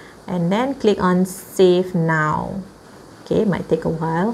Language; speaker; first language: English; non-native, local second language; Malay